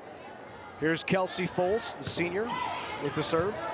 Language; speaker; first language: English; native; English